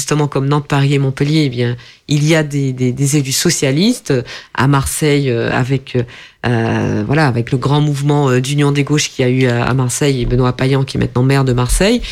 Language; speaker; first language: French; native; French